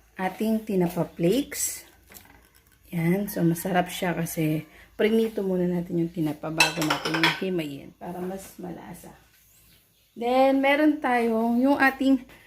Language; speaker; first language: Filipino; non-native, local second language; Bikol